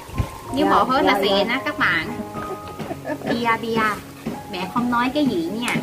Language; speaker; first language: Vietnamese; non-native, learner; Thai